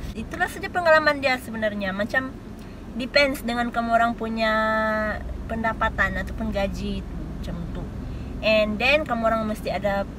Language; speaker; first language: Malay; non-native, local second language; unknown